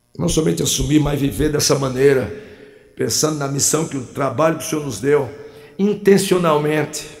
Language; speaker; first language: Portuguese; native; Portuguese